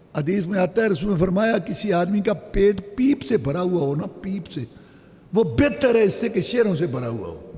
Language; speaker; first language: Urdu; non-native, local second language; Punjabi